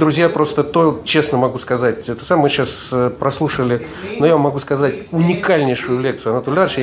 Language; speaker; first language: Russian; native; Russian